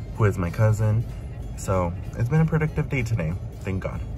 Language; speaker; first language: English; early bilingual, other home language; Spanish